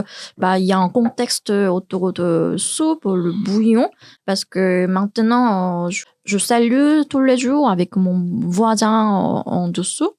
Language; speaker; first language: French; non-native, learner; Korean